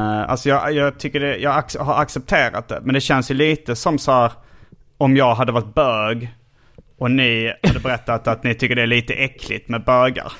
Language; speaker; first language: Swedish; native; Swedish